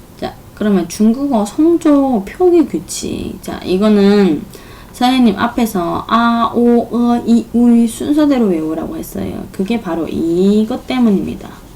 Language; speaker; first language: Korean; non-native, fluent; Chinese